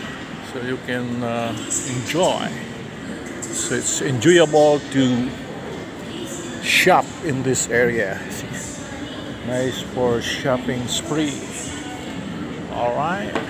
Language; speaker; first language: English; non-native, local second language; Filipino